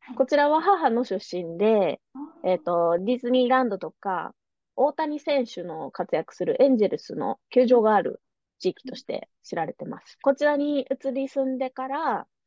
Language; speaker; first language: Japanese; native; Japanese